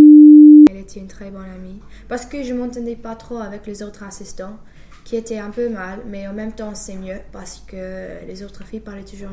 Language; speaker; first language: French; non-native, fluent; English